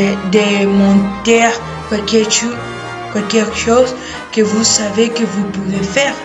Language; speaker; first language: French; non-native, learner; Spanish